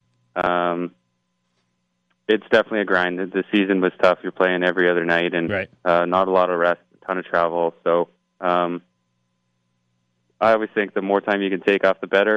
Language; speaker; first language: English; native; English